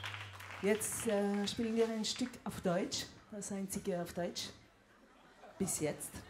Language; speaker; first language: German; non-native, local second language; French